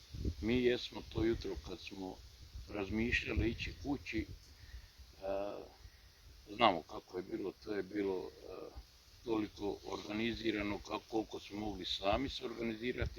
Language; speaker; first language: Croatian; native; Croatian